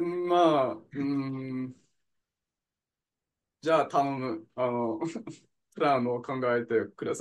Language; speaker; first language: Japanese; non-native, learner; English